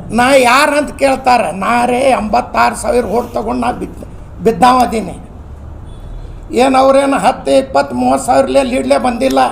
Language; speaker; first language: Kannada; non-native, local second language; Urdu